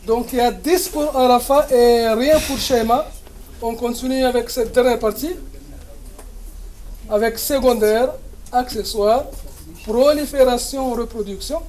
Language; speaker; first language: French; non-native, local second language; Comorian